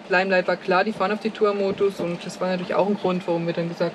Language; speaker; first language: German; native; German